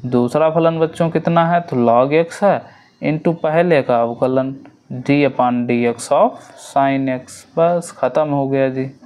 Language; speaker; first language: Hindi; native; Hindi